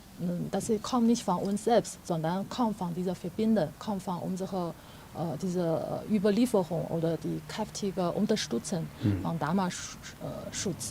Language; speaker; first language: German; non-native, fluent; Chinese